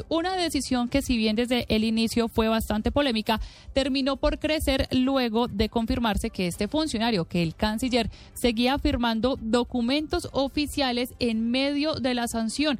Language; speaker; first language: Spanish; native; Spanish